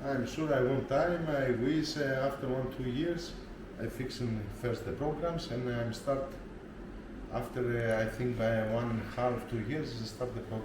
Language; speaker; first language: English; non-native, learner; Greek